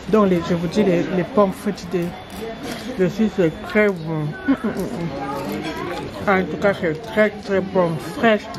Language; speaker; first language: French; non-native, local second language; Lingala